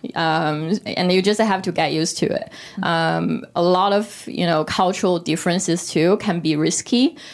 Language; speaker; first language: English; non-native, fluent; Korean